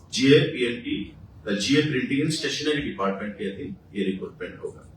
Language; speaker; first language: Hindi; non-native, local second language; Bangla